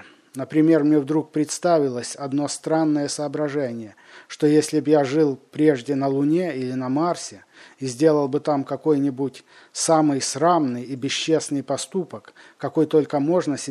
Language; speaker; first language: Russian; native; Russian